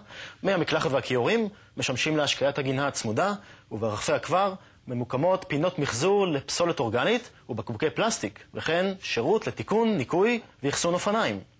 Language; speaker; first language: Hebrew; native; Hebrew